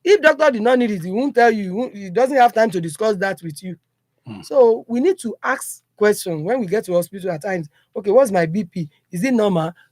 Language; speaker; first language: English; non-native, local second language; Yoruba